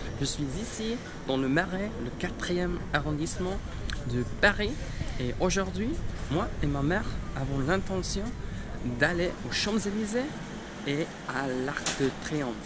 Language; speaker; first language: French; non-native, fluent; English